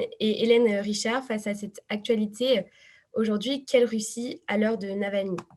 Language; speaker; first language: French; native; French